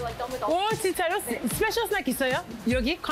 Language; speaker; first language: Korean; non-native, learner; English